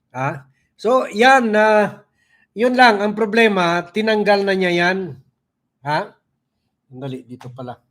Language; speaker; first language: Filipino; non-native, local second language; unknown